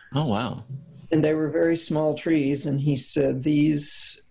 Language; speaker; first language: English; native; English